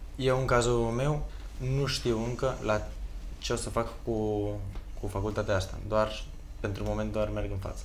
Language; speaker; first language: Romanian; early bilingual, other home language; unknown